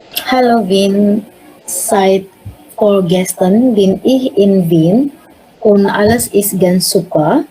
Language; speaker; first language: German; non-native, learner; Indonesian